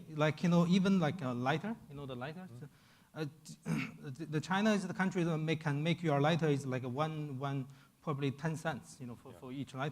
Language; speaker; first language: English; non-native, fluent; Chinese